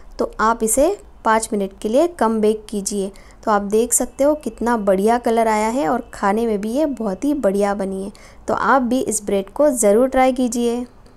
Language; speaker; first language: Hindi; non-native, local second language; Marathi